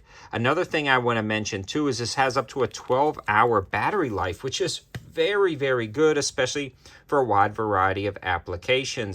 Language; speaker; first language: English; native; English